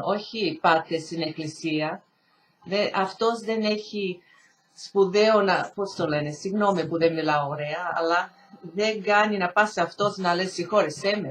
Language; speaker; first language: Greek; early bilingual, heritage; Greek